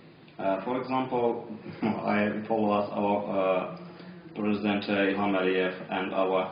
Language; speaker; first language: English; non-native, learner; Azerbaijani